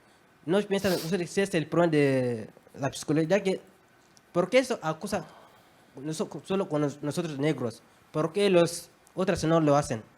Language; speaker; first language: Spanish; non-native, fluent; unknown